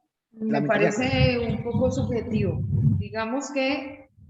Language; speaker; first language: Spanish; native; Spanish